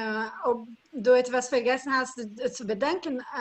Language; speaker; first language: German; non-native, learner; Portuguese